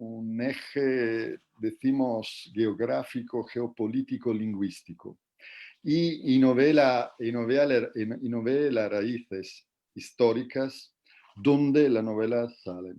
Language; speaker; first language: Spanish; non-native, fluent; Italian